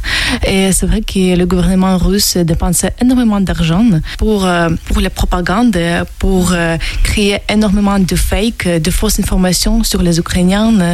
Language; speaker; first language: French; non-native, fluent; Ukrainian